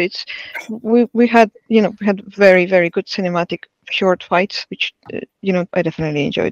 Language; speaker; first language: English; non-native, fluent; Russian